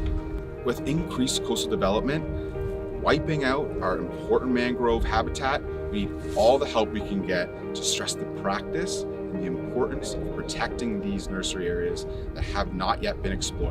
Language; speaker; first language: English; native; English